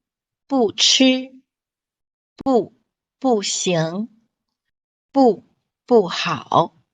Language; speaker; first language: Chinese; non-native, fluent; English